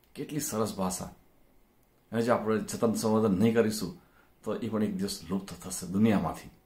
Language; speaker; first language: Gujarati; non-native, local second language; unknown